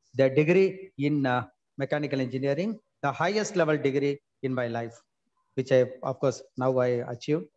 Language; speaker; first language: English; non-native, local second language; Tamil